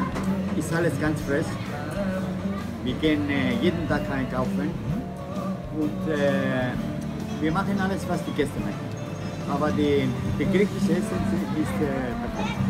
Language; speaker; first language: German; non-native, learner; Greek